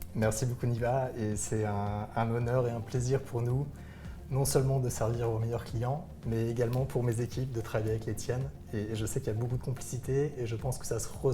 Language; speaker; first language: French; native; French